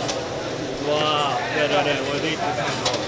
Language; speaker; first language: Chinese; non-native, learner; Japanese